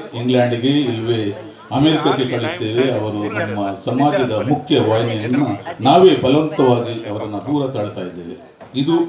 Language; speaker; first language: Kannada; non-native, local second language; Tulu